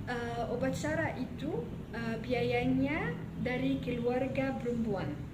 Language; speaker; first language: Indonesian; non-native, fluent; Arabic